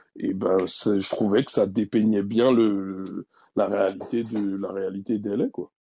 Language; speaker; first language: French; native; French